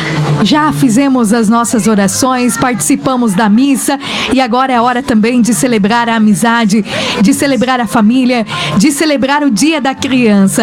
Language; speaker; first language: Portuguese; native; Portuguese